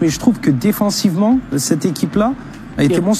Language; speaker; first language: French; native; French